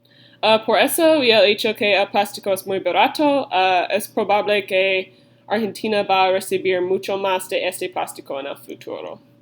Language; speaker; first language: Spanish; non-native, learner; English